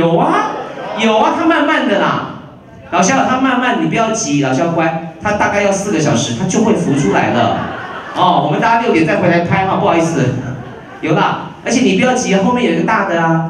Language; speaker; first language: Chinese; native; Chinese